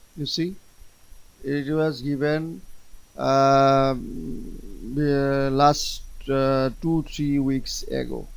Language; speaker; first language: English; non-native, local second language; Bangla